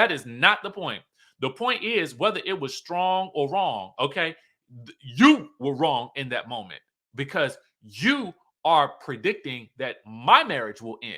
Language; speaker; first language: English; native; English